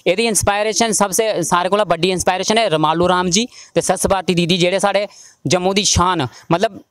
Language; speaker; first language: Hindi; native; Hindi